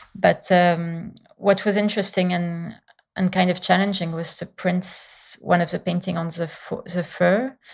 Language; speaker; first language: English; non-native, fluent; French